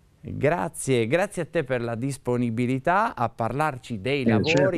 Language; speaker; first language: Italian; native; Italian